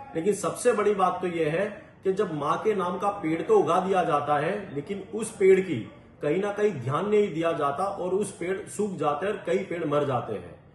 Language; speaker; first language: Hindi; non-native, local second language; Gujarati